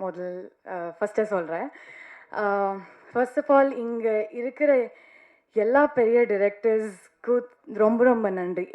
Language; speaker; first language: Tamil; non-native, learner; Kannada